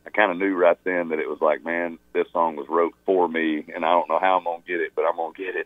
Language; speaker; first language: English; native; English